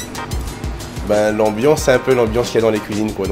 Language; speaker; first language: French; native; French